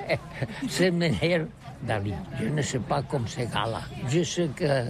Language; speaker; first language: French; non-native, learner; Catalan